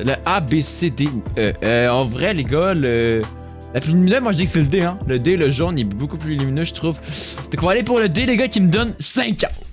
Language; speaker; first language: French; native; French